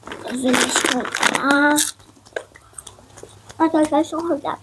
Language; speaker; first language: Persian; non-native, learner; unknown